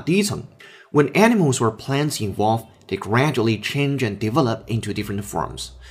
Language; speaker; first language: English; non-native, fluent; Chinese